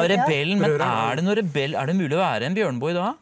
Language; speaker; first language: Norwegian; native; Norwegian